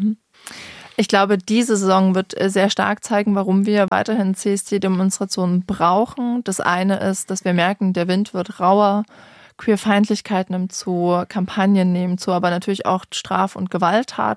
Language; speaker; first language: German; native; German